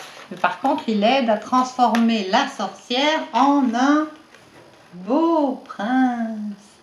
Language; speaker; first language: French; native; French